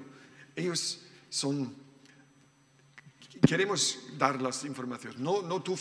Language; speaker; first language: Spanish; non-native, learner; German